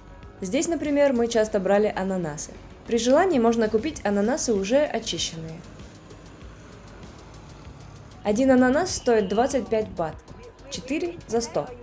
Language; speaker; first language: Russian; native; Russian